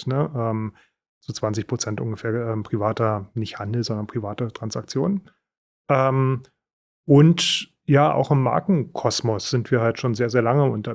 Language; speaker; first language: German; native; German